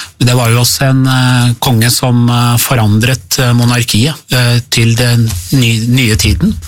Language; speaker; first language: Norwegian; early bilingual, other home language; Persian